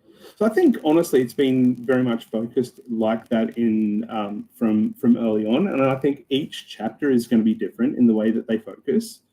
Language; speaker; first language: English; native; English